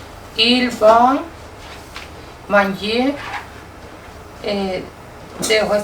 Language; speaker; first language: French; non-native, learner; Spanish